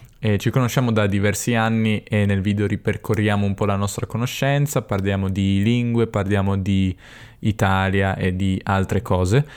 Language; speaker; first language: Italian; native; Italian